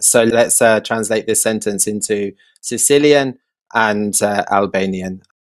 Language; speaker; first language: English; early bilingual, other home language; Albanian